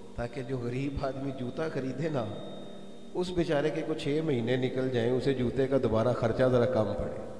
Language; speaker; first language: Urdu; non-native, local second language; Punjabi